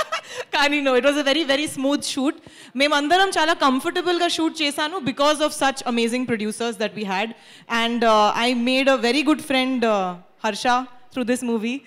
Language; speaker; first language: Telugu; non-native, learner; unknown